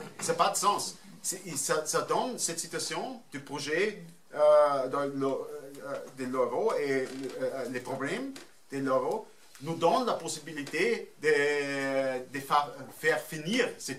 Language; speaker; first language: French; non-native, fluent; German